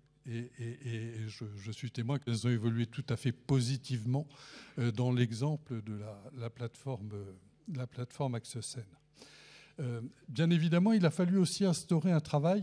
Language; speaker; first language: French; native; French